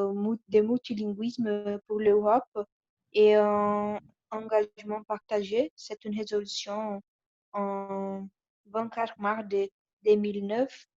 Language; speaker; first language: French; non-native, learner; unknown